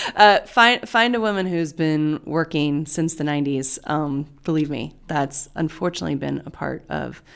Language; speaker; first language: English; native; English